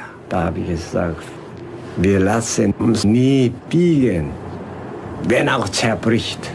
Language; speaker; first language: German; non-native, fluent; Korean